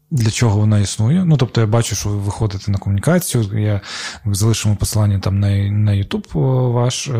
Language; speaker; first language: Ukrainian; non-native, local second language; Crimean Tatar